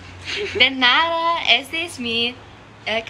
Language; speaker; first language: Spanish; non-native, learner; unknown